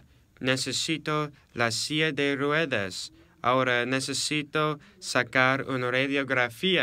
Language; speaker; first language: Spanish; non-native, learner; English